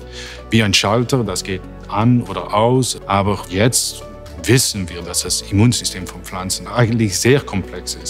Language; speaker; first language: German; non-native, fluent; Dutch